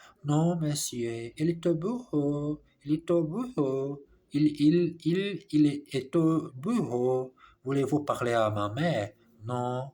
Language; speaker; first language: French; non-native, learner; English